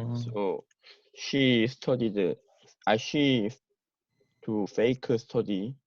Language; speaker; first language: English; non-native, learner; Korean